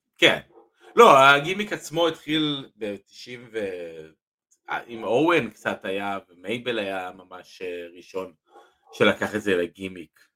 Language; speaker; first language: Hebrew; native; Hebrew